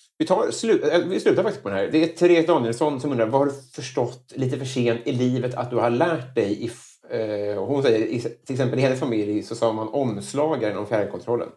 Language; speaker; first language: Swedish; native; Swedish